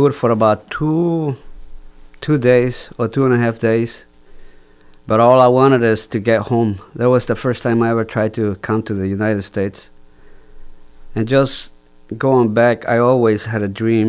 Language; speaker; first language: English; non-native, fluent; Spanish